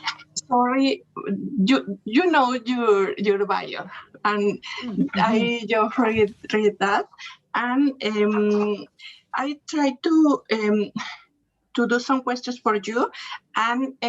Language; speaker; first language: English; non-native, learner; Spanish